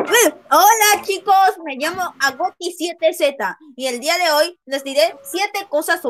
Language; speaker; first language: Spanish; native; Spanish